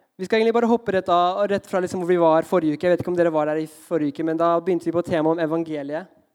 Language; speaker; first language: Norwegian; early bilingual, heritage; Norwegian